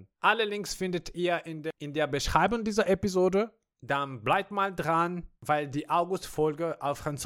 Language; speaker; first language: German; non-native, fluent; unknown